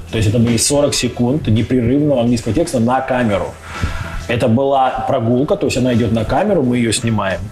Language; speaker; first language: Russian; native; Russian